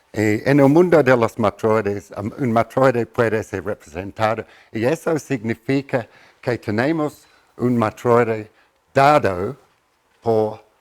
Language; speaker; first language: Spanish; non-native, fluent; English